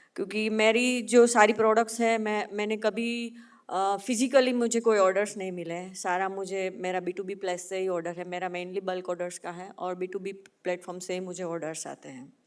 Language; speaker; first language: Hindi; non-native, local second language; Gujarati